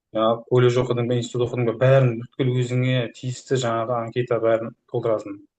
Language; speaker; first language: Kazakh; early bilingual, heritage; Kazakh